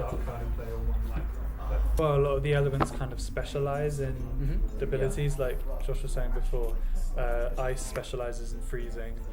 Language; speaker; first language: English; native; English